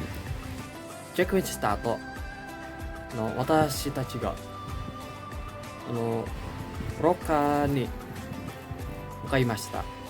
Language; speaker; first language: Japanese; non-native, learner; Indonesian